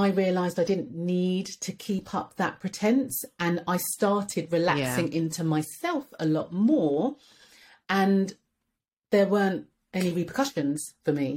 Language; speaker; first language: English; native; English